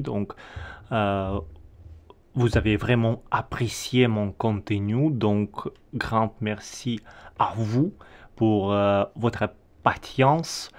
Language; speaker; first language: French; non-native, learner; Russian